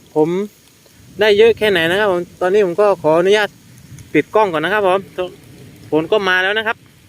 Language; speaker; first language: Thai; native; Thai